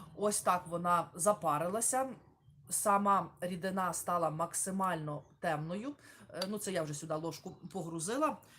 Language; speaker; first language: Ukrainian; native; Ukrainian